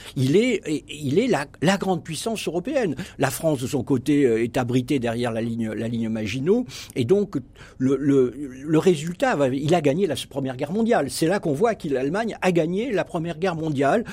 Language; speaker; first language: French; native; French